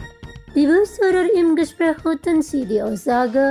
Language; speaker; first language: German; non-native, fluent; Indonesian